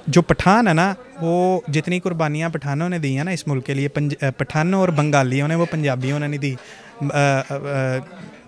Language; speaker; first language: Urdu; non-native, local second language; Punjabi